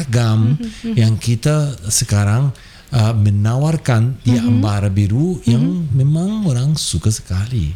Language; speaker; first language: Indonesian; non-native, fluent; Portuguese